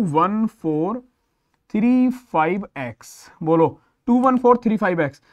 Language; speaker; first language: Hindi; native; Hindi